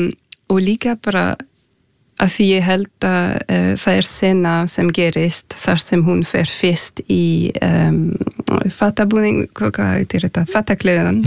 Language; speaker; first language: Icelandic; non-native, fluent; French